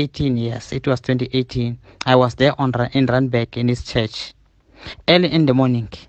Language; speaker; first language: English; non-native, learner; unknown